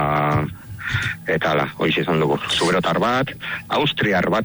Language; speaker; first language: Basque; non-native, local second language; Spanish